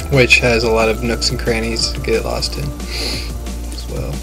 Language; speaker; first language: English; native; English